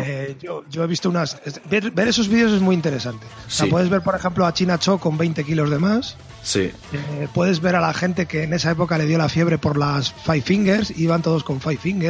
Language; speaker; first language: Spanish; native; Spanish